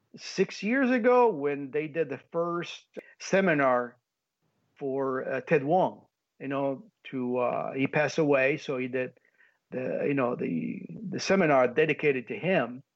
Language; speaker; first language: English; early bilingual, heritage; Spanish